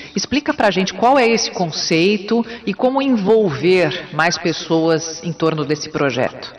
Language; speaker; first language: Portuguese; native; Portuguese